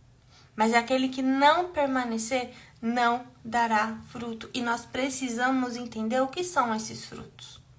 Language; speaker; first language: Portuguese; native; Portuguese